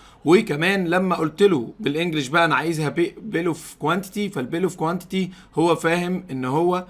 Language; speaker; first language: Arabic; native; Arabic